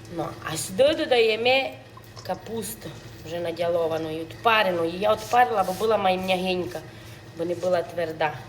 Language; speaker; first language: Ukrainian; native; Ukrainian